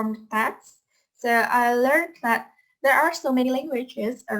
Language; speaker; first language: English; non-native, fluent; Indonesian